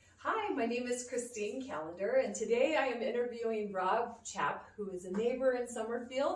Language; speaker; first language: English; native; English